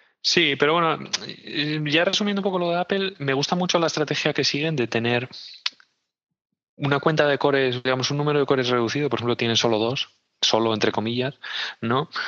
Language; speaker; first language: Spanish; native; Spanish